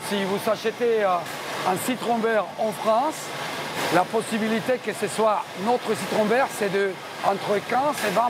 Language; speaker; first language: French; early bilingual, heritage; Spanish